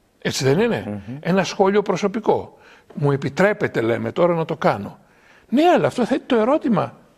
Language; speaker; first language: Greek; native; Greek